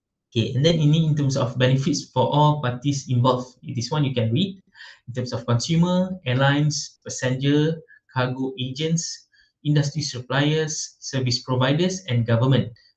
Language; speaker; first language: English; non-native, local second language; Malay